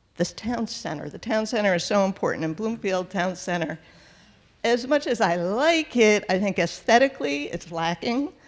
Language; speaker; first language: English; native; English